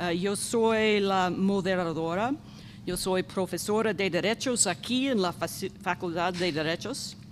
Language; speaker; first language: Spanish; non-native, learner; English